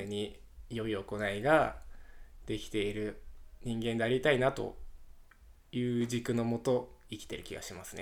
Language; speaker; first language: Japanese; native; Japanese